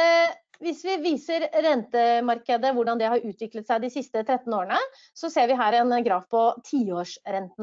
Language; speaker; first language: Norwegian; native; Norwegian